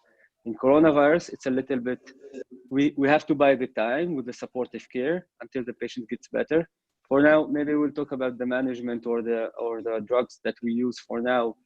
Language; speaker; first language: English; non-native, fluent; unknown